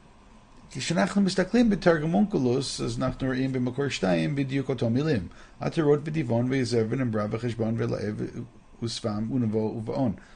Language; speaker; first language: Hebrew; non-native, fluent; English